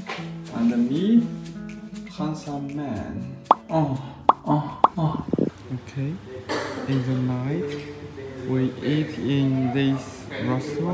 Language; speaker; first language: English; non-native, learner; Chinese